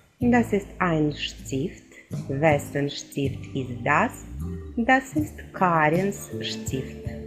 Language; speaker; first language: German; non-native, fluent; Ukrainian